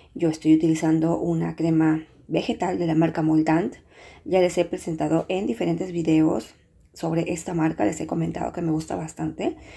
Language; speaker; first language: Spanish; native; Spanish